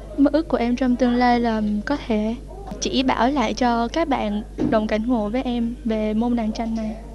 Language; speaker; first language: Vietnamese; native; Vietnamese